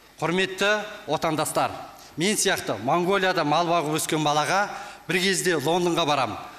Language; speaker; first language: Kazakh; early bilingual, heritage; Kazakh